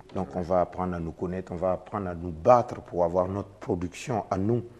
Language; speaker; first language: French; non-native, local second language; Mossi